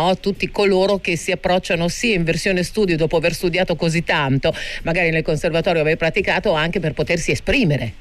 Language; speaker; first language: Italian; native; Italian